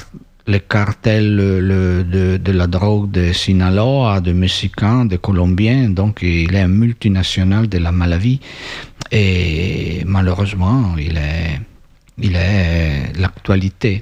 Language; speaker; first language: French; non-native, fluent; Italian